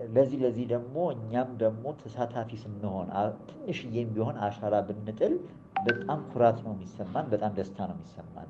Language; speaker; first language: Amharic; early bilingual, other home language; Gujarati